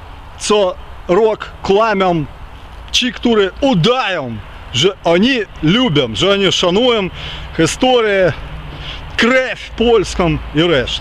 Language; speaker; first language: Polish; early bilingual, heritage; Ukrainian